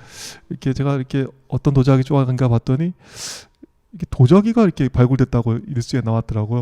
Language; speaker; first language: Korean; native; Korean